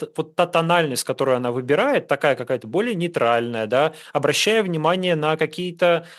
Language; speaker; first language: Russian; native; Russian